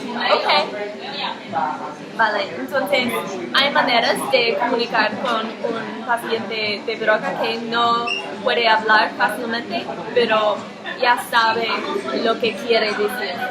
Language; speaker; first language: Spanish; non-native, learner; English